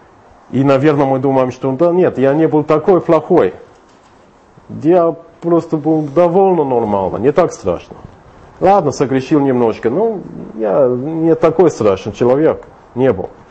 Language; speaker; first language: Russian; non-native, fluent; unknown